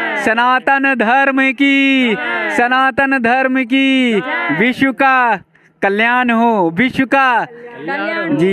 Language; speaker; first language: Hindi; native; Hindi